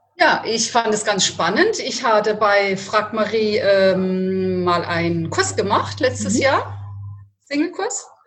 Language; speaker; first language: German; early bilingual, other home language; Italian